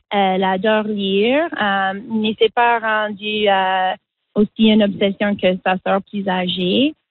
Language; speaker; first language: French; non-native, local second language; English